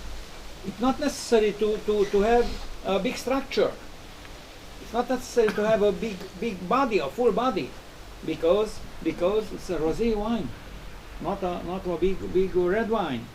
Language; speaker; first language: English; non-native, learner; Romanian